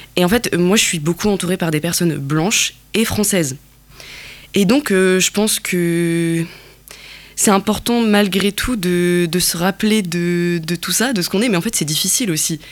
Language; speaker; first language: French; non-native, local second language; Kabyle